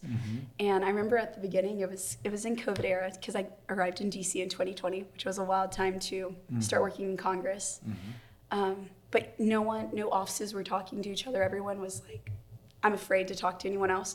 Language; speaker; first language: English; native; English